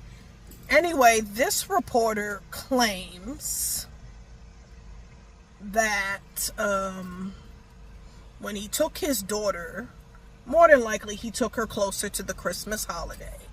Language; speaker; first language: English; native; English